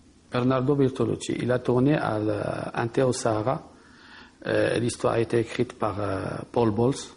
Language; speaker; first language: French; non-native, local second language; Arabic